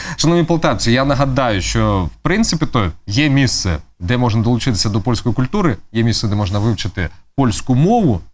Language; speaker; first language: Ukrainian; native; Ukrainian